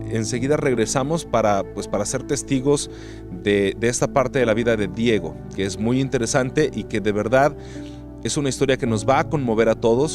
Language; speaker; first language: Spanish; native; Spanish